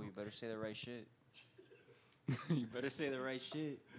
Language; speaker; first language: English; early bilingual, other home language; Spanish